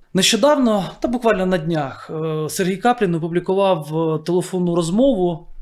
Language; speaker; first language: Ukrainian; native; Ukrainian